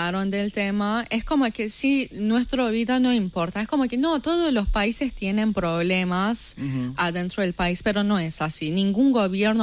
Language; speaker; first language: Spanish; non-native, fluent; Persian